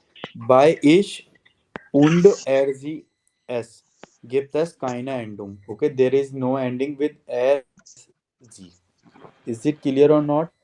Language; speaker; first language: German; non-native, fluent; Hindi